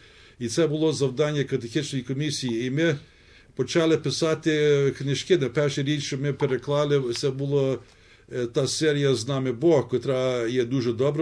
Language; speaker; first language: Ukrainian; early bilingual, heritage; Ukrainian